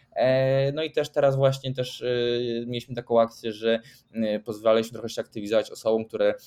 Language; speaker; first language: Polish; non-native, fluent; Swedish